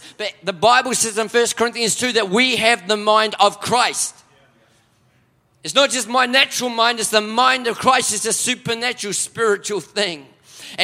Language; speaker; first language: English; native; English